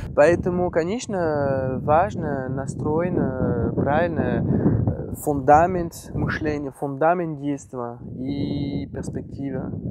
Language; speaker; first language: Russian; non-native, fluent; French